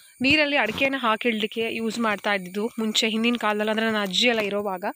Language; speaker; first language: Kannada; non-native, local second language; Tulu